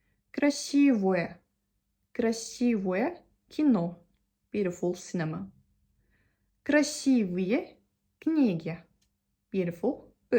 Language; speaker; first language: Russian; non-native, fluent; Turkish